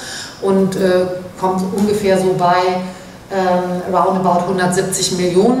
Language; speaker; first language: German; native; German